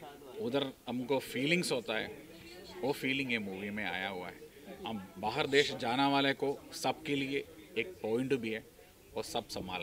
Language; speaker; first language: Hindi; non-native, local second language; Malayalam